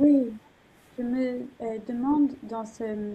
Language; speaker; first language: French; non-native, fluent; English